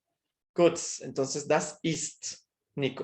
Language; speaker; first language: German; non-native, fluent; Spanish